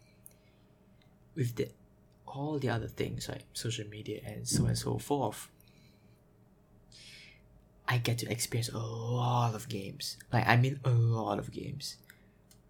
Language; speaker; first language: English; native; English